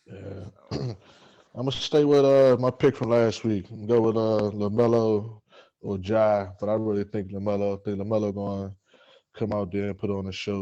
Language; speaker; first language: English; native; English